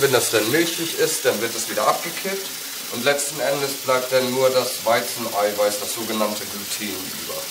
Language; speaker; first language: German; native; German